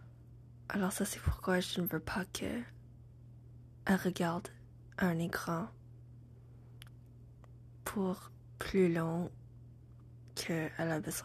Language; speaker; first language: French; non-native, learner; English